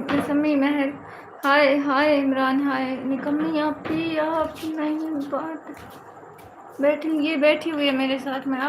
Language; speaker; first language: Urdu; non-native, local second language; Punjabi